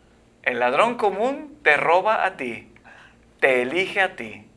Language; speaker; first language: Spanish; native; Spanish